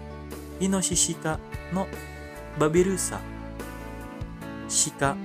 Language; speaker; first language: Japanese; non-native, fluent; Indonesian